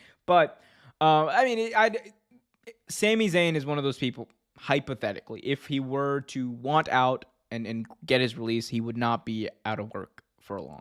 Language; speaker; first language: English; native; English